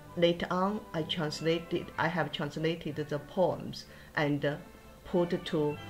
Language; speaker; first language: English; non-native, fluent; Chinese